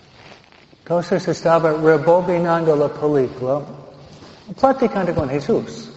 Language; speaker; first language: Spanish; non-native, fluent; English